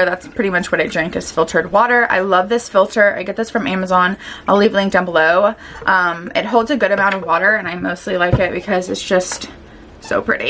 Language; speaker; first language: English; native; English